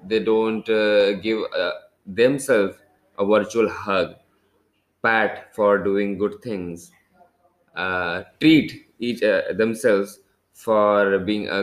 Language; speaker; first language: English; non-native, local second language; Hindi